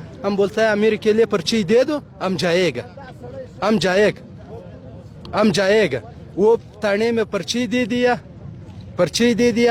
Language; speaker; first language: Hindi; non-native, local second language; Pashto